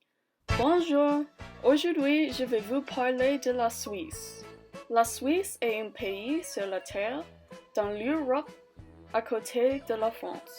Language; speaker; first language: French; non-native, learner; English